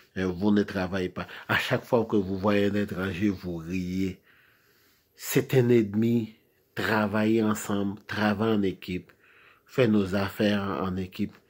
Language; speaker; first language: French; non-native, local second language; Haitian Creole